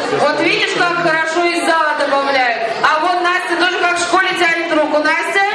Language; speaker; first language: Russian; native; Russian